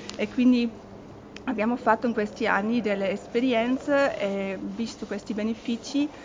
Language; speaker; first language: Italian; non-native, fluent; German